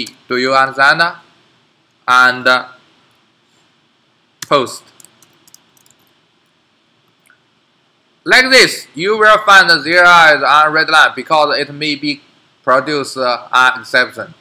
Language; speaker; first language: English; non-native, learner; Chinese